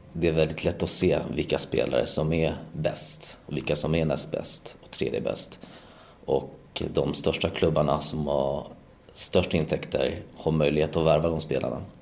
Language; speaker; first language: Swedish; early bilingual, other home language; Polish